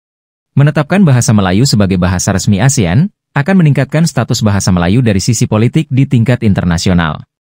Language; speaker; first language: Indonesian; native; Indonesian